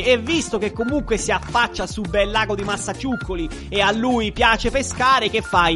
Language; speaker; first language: Italian; native; Italian